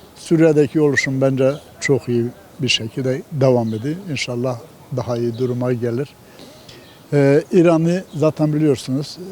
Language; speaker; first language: Turkish; non-native, local second language; Kurdish